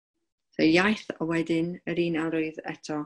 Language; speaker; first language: Welsh; non-native, local second language; English